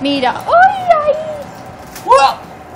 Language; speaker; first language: Spanish; non-native, fluent; English